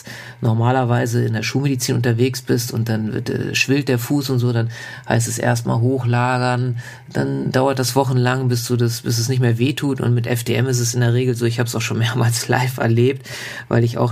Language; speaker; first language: German; native; German